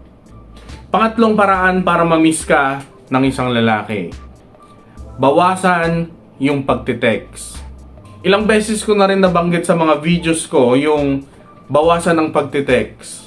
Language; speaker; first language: Filipino; native; Filipino